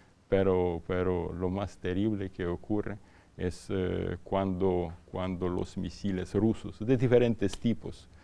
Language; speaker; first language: Spanish; non-native, fluent; Ukrainian